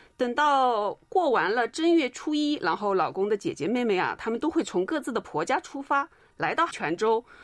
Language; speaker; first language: Chinese; native; Chinese